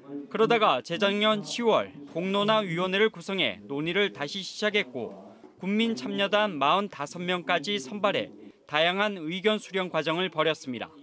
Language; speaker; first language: Korean; native; Korean